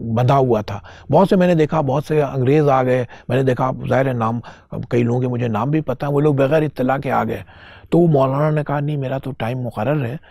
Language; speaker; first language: Hindi; native; Hindi